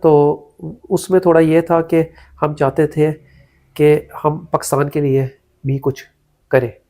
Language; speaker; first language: Urdu; early bilingual, heritage; Urdu